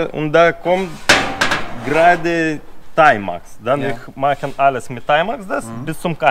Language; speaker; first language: German; non-native, learner; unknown